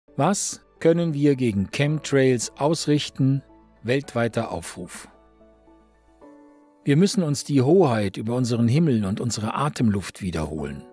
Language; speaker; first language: German; native; German